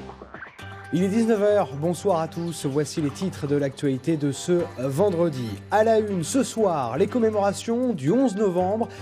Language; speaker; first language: French; native; French